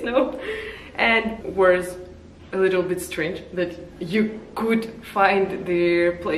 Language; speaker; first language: English; non-native, learner; Russian